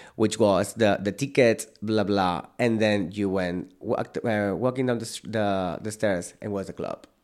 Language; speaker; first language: English; non-native, fluent; Spanish